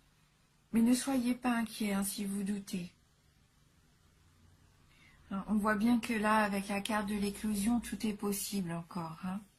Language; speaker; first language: French; native; French